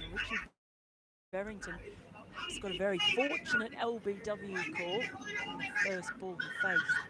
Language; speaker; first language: English; native; English